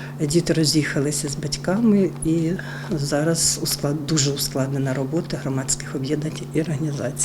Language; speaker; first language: Ukrainian; non-native, local second language; Russian